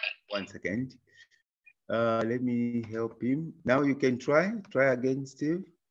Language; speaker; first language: English; non-native, local second language; Bemba